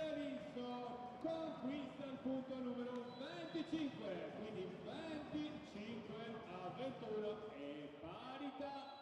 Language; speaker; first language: Italian; native; Italian